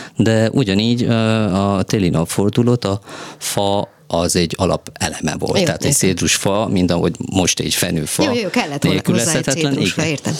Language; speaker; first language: Hungarian; non-native, fluent; Persian